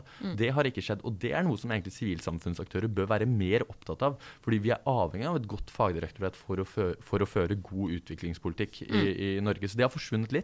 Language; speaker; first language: Norwegian; native; Norwegian